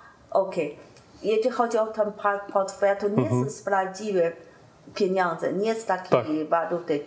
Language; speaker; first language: Polish; non-native, learner; Chinese